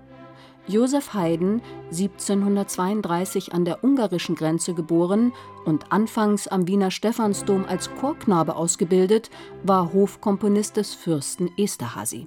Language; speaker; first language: German; native; German